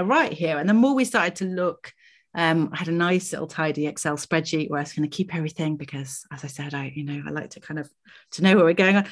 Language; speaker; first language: English; native; English